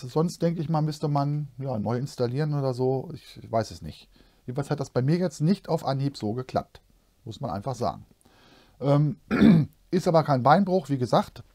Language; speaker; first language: German; native; German